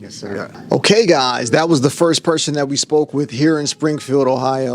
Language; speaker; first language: English; native; English